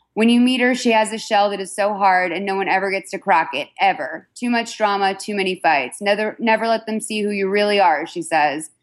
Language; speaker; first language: English; native; English